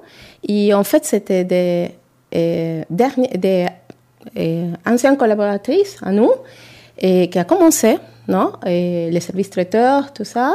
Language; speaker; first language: French; non-native, learner; Spanish